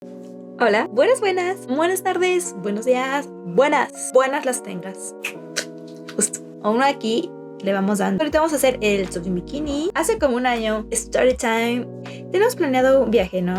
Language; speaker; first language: Spanish; native; Spanish